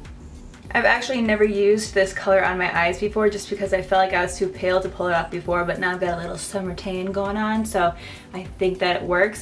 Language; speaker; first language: English; native; English